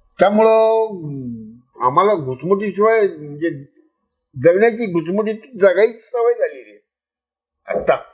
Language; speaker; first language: Marathi; non-native, local second language; Urdu